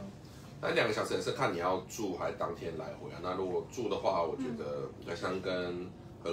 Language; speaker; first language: Chinese; native; Chinese